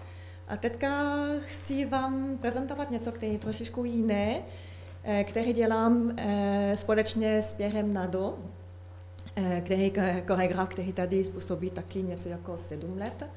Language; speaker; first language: Czech; non-native, learner; French